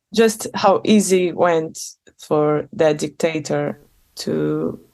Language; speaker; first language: English; non-native, fluent; Russian